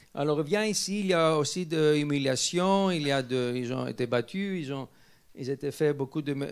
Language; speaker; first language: French; non-native, fluent; Greek